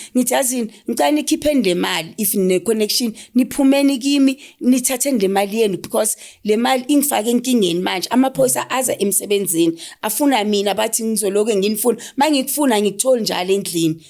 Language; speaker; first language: Zulu; native; Zulu